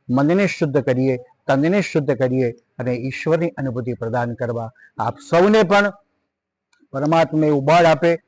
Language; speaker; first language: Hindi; non-native, local second language; Gujarati